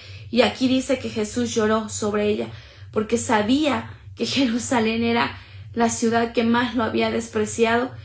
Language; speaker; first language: Spanish; native; Spanish